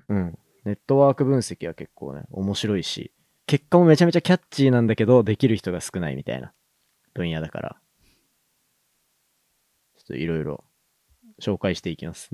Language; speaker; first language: Japanese; native; Japanese